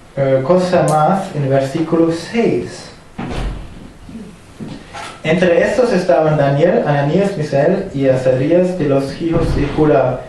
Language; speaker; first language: Spanish; non-native, fluent; German